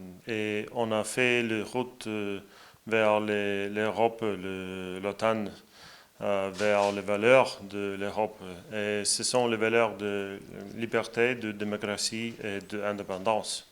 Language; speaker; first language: French; non-native, fluent; Latvian